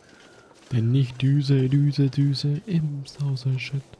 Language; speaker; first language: German; native; German